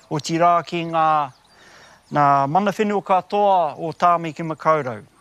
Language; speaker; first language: Māori; non-native, local second language; English